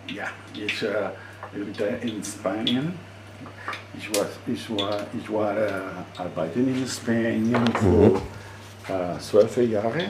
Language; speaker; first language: German; non-native, learner; Spanish